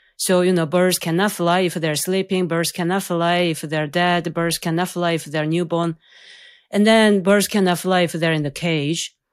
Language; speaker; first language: English; non-native, fluent; Korean